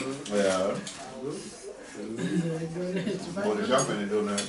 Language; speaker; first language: German; non-native, learner; Portuguese